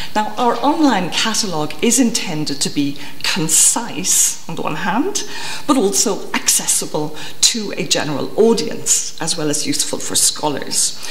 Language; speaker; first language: English; native; English